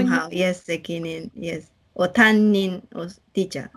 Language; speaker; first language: English; non-native, learner; Japanese